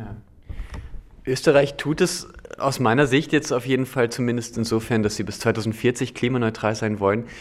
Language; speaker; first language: German; native; German